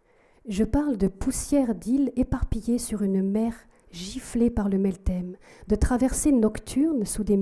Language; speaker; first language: French; native; French